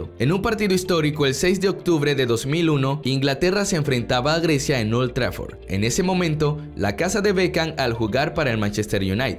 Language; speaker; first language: Spanish; native; Spanish